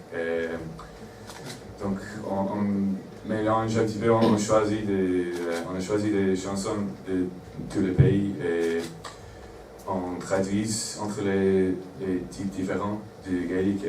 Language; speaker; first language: French; non-native, fluent; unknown